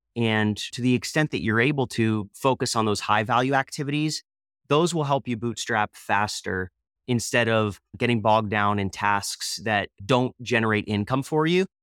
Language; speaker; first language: English; native; English